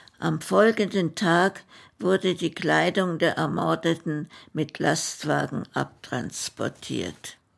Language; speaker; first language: German; native; German